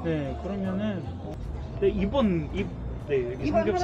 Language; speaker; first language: Korean; non-native, fluent; Russian